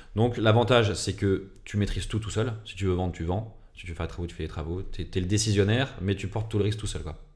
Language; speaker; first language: French; native; French